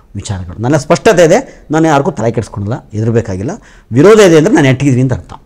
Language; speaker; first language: Kannada; native; Kannada